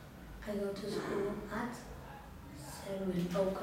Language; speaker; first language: English; non-native, learner; Vietnamese